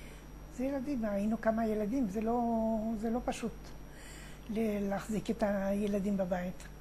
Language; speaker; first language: Hebrew; non-native, fluent; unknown